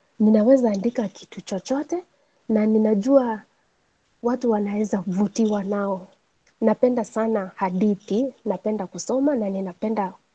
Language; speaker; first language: Swahili; non-native, local second language; Gusii